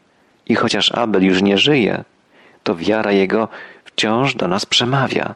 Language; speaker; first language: Polish; native; Polish